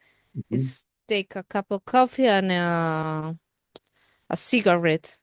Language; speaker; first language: English; non-native, learner; Spanish